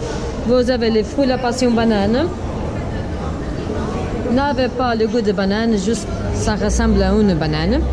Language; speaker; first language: French; non-native, learner; Portuguese